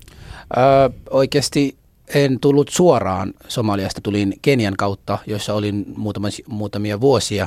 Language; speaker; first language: Finnish; non-native, fluent; Somali